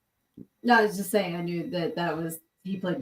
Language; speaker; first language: English; native; English